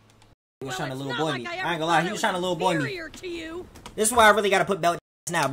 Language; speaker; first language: English; native; English